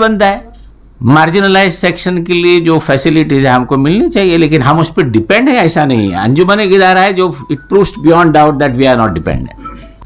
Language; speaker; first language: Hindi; native; Hindi